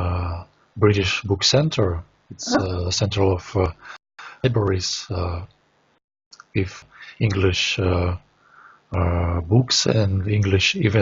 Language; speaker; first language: English; non-native, learner; Russian